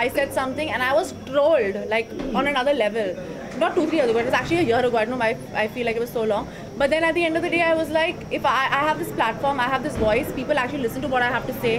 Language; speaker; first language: English; non-native, local second language; Hindi